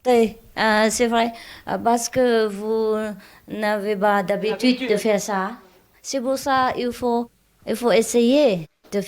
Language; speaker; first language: French; non-native, learner; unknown